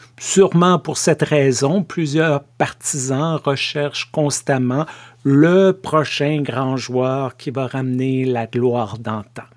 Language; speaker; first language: French; native; French